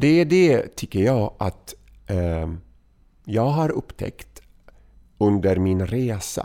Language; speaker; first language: Swedish; non-native, fluent; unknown